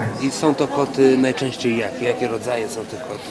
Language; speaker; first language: Polish; native; Polish